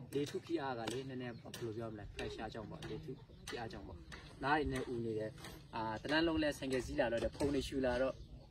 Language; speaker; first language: Burmese; non-native, local second language; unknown